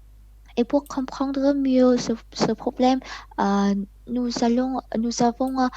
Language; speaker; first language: French; non-native, learner; Vietnamese